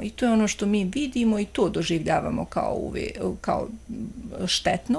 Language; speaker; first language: Croatian; native; Croatian